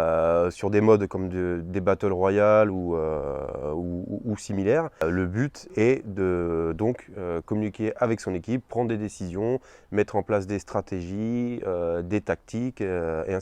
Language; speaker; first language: French; native; French